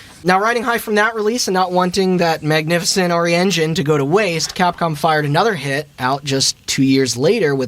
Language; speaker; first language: English; native; English